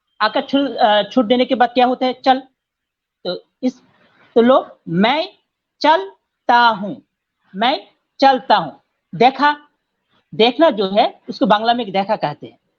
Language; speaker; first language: Urdu; non-native, fluent; Bangla